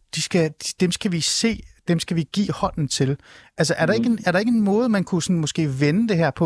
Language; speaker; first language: Danish; early bilingual, other home language; Persian